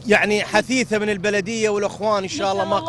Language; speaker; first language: Arabic; native; Arabic